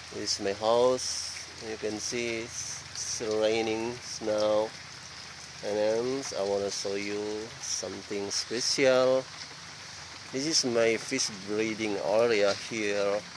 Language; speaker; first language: English; non-native, learner; Indonesian